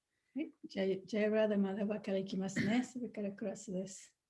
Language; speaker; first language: Japanese; native; Japanese